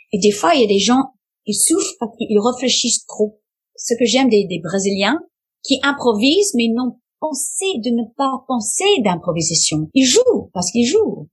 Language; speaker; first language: French; non-native, fluent; English